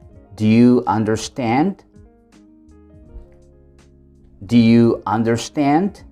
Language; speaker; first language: English; non-native, fluent; Spanish